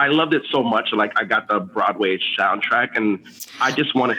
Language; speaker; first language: English; early bilingual, other home language; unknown